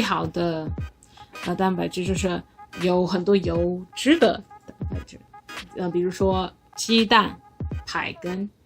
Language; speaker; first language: Chinese; non-native, learner; English